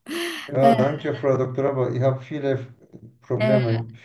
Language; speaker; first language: German; non-native, learner; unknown